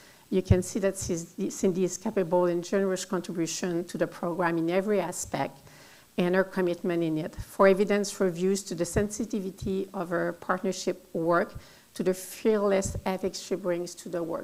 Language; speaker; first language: English; non-native, fluent; French